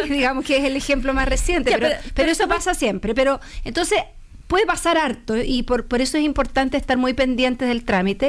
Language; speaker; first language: Spanish; native; Spanish